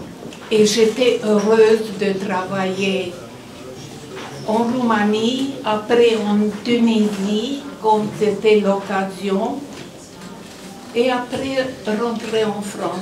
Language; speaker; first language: French; non-native, fluent; Romanian